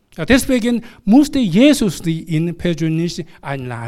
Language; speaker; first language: German; non-native, fluent; Korean